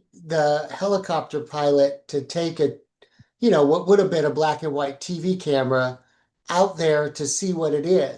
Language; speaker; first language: English; native; English